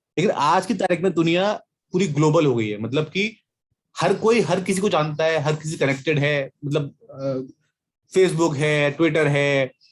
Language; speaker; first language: Hindi; native; Hindi